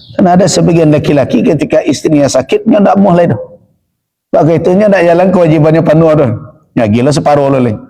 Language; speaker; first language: Malay; non-native, local second language; Minangkabau